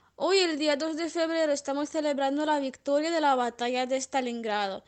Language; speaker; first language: Spanish; non-native, fluent; Russian